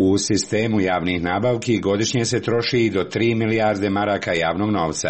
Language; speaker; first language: Croatian; native; Croatian